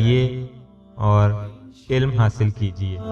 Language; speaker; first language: Urdu; native; Urdu